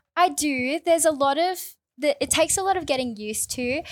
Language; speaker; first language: English; early bilingual, other home language; Filipino